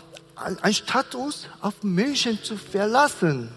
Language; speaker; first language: German; non-native, fluent; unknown